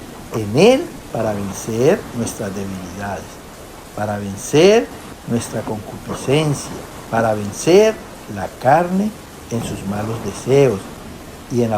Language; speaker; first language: Spanish; native; Spanish